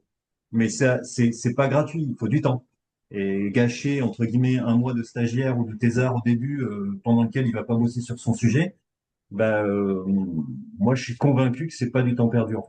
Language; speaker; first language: French; native; French